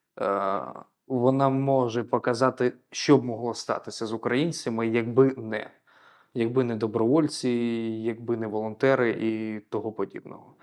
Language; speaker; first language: Ukrainian; native; Ukrainian